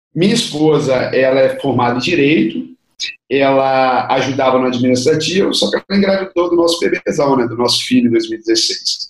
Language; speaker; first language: Portuguese; native; Portuguese